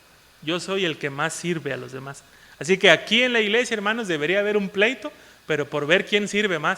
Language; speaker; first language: Spanish; native; Spanish